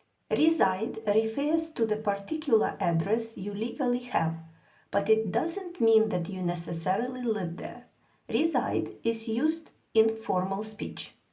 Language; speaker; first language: English; non-native, fluent; Ukrainian